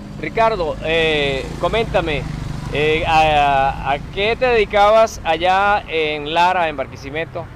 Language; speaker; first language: Spanish; native; Spanish